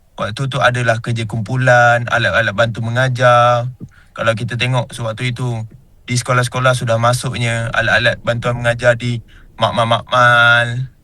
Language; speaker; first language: Malay; native; Malay